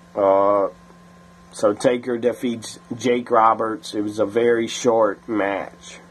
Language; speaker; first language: English; native; English